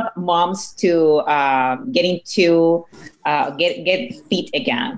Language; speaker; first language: English; non-native, fluent; Spanish